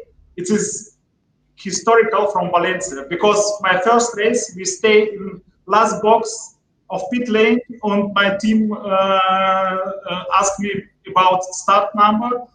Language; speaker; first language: English; non-native, learner; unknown